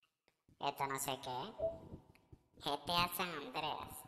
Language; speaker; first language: Spanish; native; Spanish